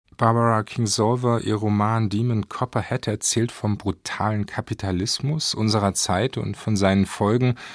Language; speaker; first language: German; native; German